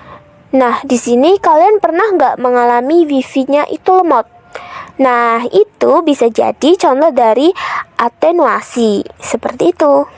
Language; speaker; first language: Indonesian; native; Indonesian